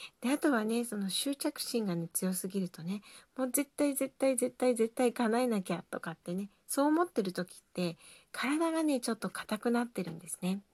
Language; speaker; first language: Japanese; native; Japanese